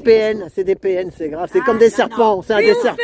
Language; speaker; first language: French; native; French